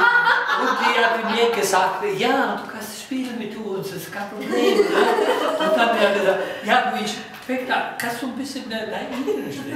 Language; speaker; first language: German; non-native, learner; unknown